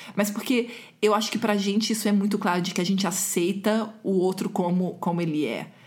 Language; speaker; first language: Portuguese; non-native, fluent; German